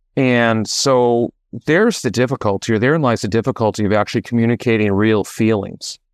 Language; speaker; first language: English; native; English